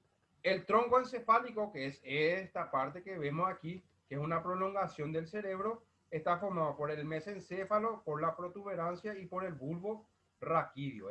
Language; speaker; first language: Spanish; native; Spanish